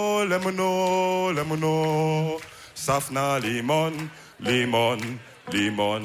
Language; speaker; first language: German; early bilingual, other home language; Wolof